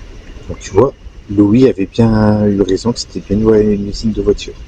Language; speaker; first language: French; native; French